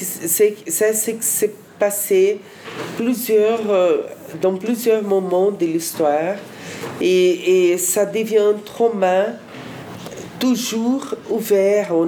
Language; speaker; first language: French; non-native, fluent; Portuguese